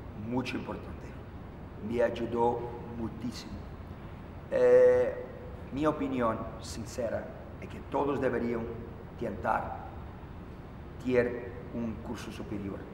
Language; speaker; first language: Spanish; non-native, fluent; Portuguese